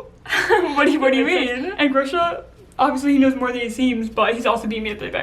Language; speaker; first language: English; native; English